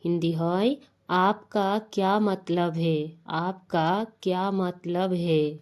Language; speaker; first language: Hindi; non-native, local second language; Bangla